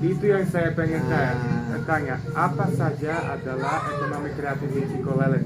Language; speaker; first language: Indonesian; non-native, fluent; Serbian